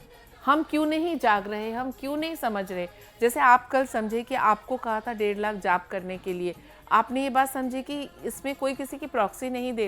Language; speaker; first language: Hindi; native; Hindi